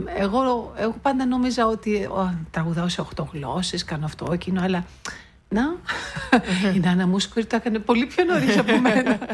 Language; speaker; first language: Greek; early bilingual, heritage; Greek